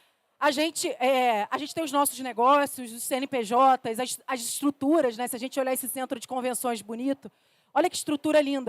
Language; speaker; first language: Portuguese; native; Portuguese